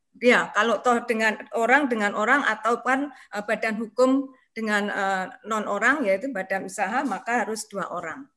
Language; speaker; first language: Indonesian; native; Indonesian